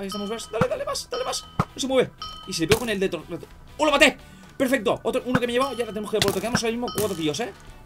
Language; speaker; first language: Spanish; native; Spanish